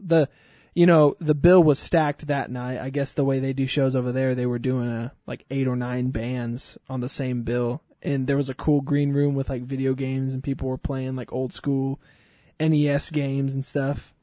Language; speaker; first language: English; early bilingual, other home language; Spanish